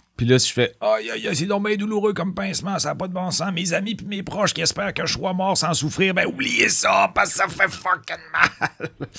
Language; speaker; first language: French; native; French